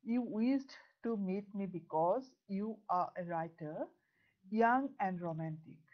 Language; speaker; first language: English; non-native, local second language; Assamese